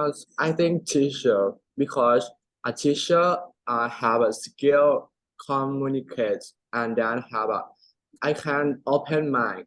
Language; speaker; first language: English; non-native, learner; Thai